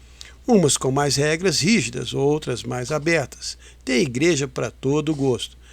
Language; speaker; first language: Portuguese; native; Portuguese